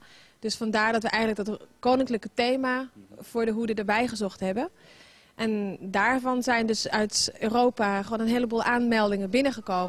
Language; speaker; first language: Dutch; native; Dutch